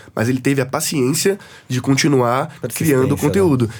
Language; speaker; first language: Portuguese; native; Portuguese